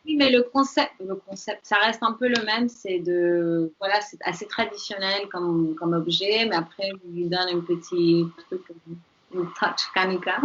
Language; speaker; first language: French; non-native, fluent; Spanish